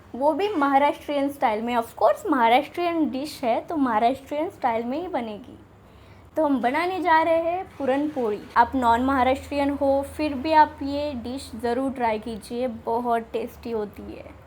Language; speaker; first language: Hindi; non-native, local second language; Marathi